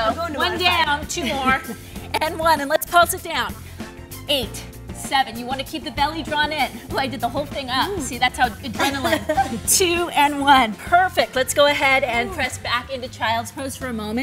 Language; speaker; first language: English; native; English